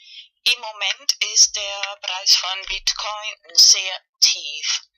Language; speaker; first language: German; non-native, fluent; Spanish